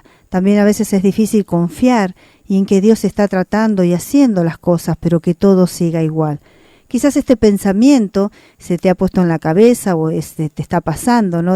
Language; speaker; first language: Spanish; native; Spanish